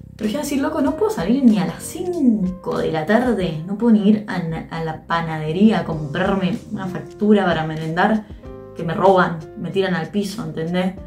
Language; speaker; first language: Spanish; native; Spanish